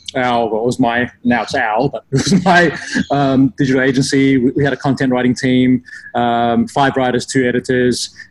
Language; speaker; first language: English; native; English